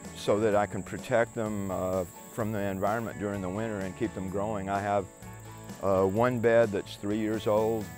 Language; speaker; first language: English; native; English